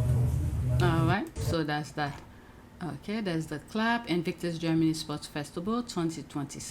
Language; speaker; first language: English; native; English